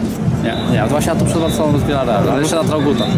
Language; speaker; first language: Polish; native; Polish